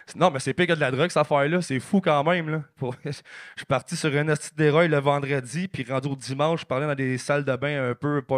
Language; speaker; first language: French; native; French